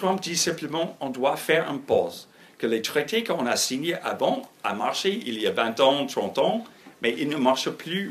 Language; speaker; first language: French; non-native, fluent; English